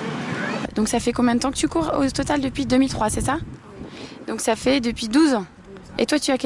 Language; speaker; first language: French; native; French